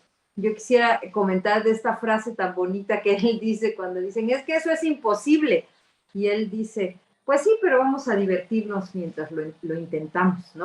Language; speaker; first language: Spanish; native; Spanish